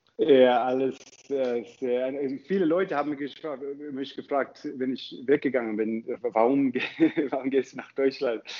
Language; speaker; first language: German; non-native, fluent; English